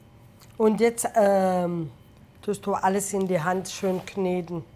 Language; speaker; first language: German; non-native, fluent; Italian